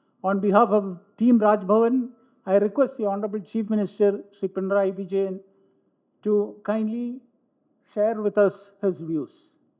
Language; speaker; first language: English; non-native, local second language; Malayalam